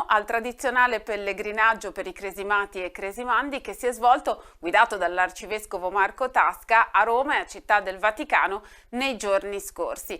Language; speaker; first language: Italian; native; Italian